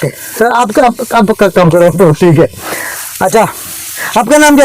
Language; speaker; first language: Hindi; non-native, local second language; Malayalam